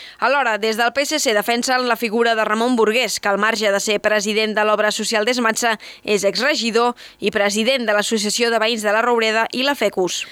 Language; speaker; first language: Catalan; native; Catalan